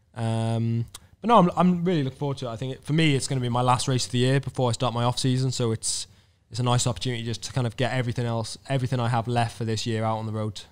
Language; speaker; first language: English; native; English